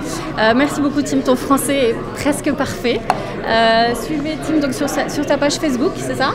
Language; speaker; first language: French; native; French